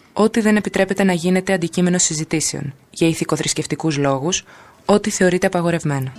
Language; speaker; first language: Greek; native; Greek